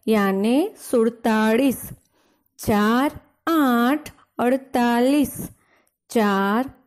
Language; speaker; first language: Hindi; non-native, local second language; Gujarati